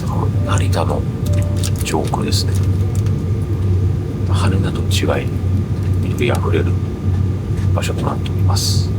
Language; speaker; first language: Japanese; native; Japanese